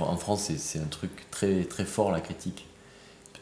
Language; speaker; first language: French; native; French